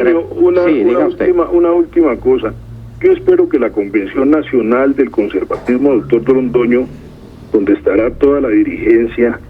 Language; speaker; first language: Spanish; native; Spanish